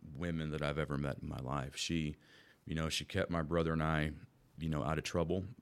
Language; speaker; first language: English; native; English